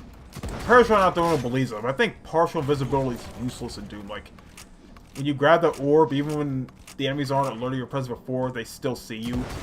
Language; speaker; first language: English; native; English